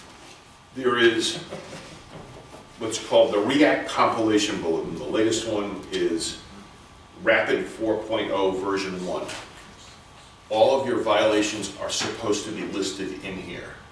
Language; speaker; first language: English; native; English